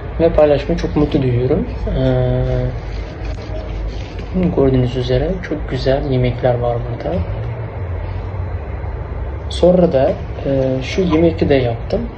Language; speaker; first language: Turkish; non-native, learner; Uzbek